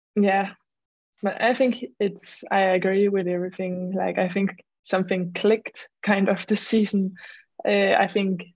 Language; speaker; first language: English; non-native, fluent; Danish